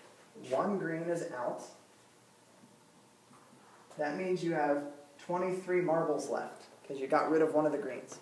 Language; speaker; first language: English; native; English